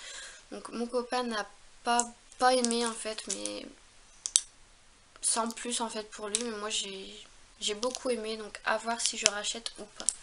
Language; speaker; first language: French; native; French